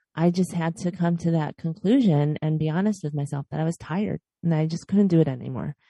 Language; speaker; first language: English; early bilingual, other home language; Filipino